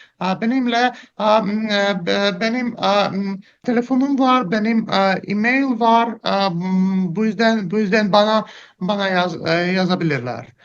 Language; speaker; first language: Turkish; non-native, learner; Russian